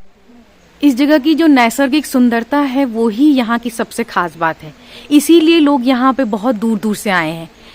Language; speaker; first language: Hindi; native; Hindi